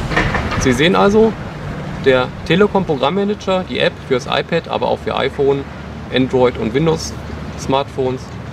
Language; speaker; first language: German; native; German